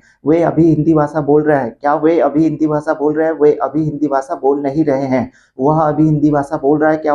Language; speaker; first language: Hindi; non-native, local second language; Odia